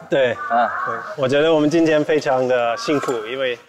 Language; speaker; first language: Chinese; non-native, fluent; English